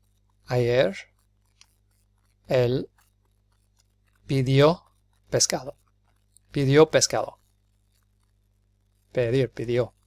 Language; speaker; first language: Spanish; non-native, fluent; English